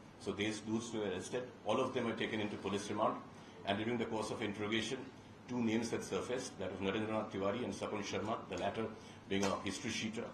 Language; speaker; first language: English; non-native, local second language; Bangla